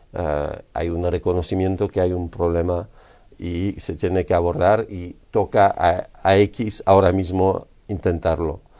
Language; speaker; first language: Spanish; non-native, fluent; French